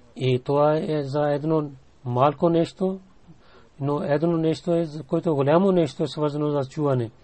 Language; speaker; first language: Bulgarian; non-native, learner; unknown